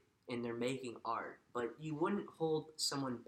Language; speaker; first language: English; native; English